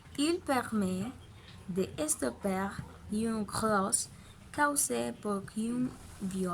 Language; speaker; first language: French; non-native, learner; Spanish